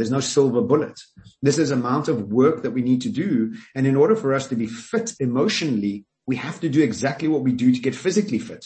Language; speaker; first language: English; native; English